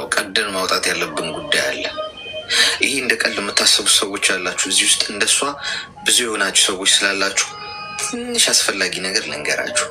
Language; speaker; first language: Amharic; native; Amharic